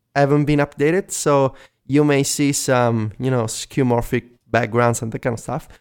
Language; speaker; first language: English; non-native, fluent; Italian